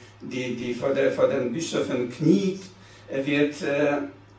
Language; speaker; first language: German; non-native, fluent; Polish